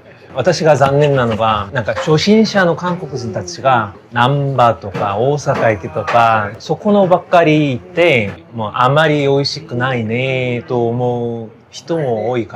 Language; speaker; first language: Japanese; non-native, fluent; Korean